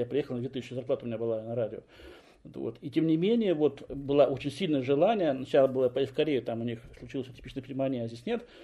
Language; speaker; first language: Russian; native; Russian